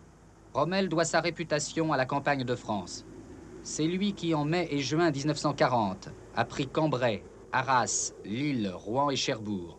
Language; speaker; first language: French; native; French